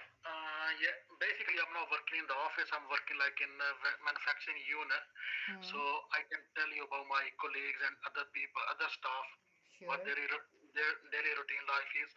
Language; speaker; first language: English; non-native, learner; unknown